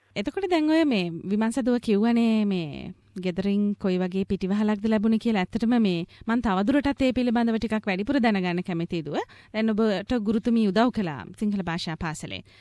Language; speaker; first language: Sinhala; native; Sinhala